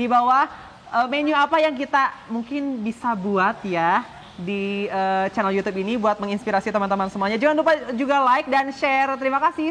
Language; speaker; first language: Indonesian; native; Indonesian